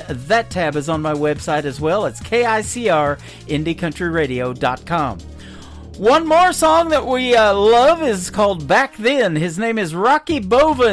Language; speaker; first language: English; native; English